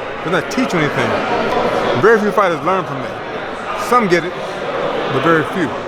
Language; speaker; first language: English; native; English